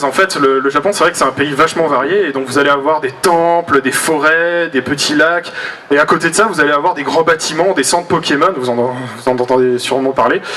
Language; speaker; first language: French; native; French